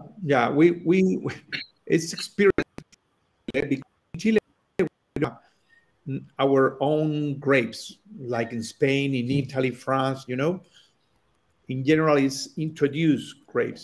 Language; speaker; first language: English; non-native, learner; Spanish